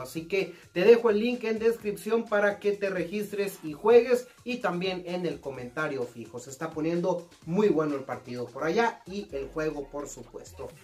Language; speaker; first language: Spanish; native; Spanish